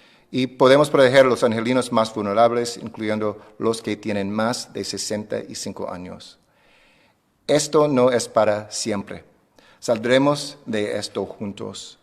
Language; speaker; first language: Spanish; non-native, fluent; English